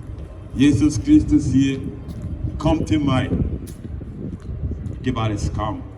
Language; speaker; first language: Norwegian; non-native, fluent; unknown